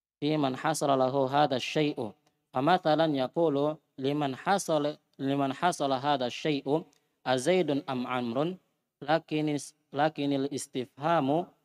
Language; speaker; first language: Arabic; non-native, fluent; Indonesian